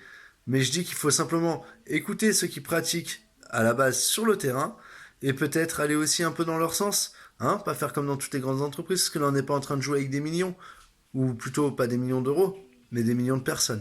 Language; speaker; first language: French; native; French